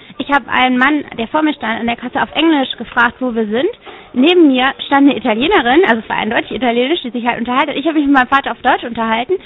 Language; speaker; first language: German; native; German